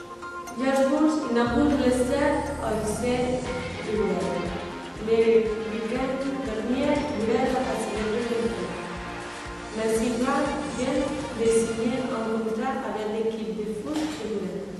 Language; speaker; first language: French; non-native, learner; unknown